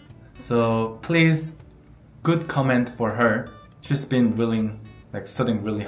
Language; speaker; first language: English; non-native, fluent; Korean